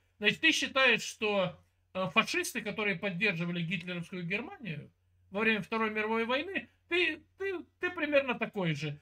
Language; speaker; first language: Russian; native; Russian